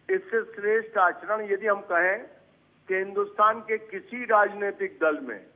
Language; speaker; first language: Hindi; native; Hindi